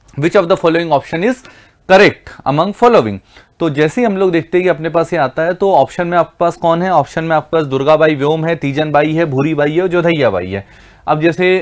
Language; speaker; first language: Hindi; native; Hindi